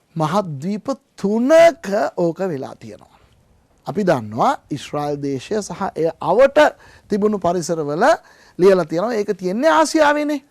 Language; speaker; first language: Sinhala; non-native, local second language; Tamil